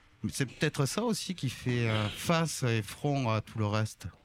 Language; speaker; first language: French; native; French